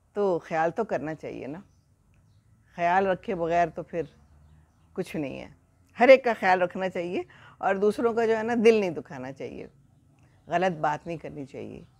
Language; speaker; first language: Urdu; native; Urdu